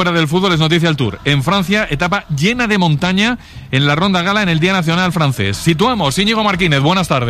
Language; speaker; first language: Spanish; native; Spanish